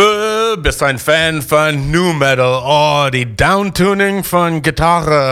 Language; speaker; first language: German; non-native, fluent; English